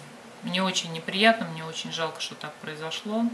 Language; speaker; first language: Russian; native; Russian